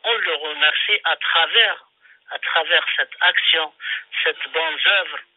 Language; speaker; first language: French; non-native, local second language; Arabic